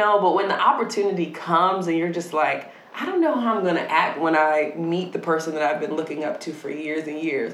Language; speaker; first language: English; native; English